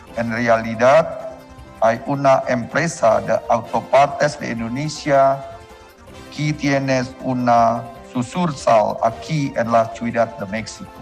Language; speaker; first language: Spanish; non-native, learner; Indonesian